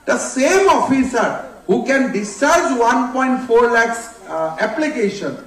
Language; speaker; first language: English; non-native, local second language; Assamese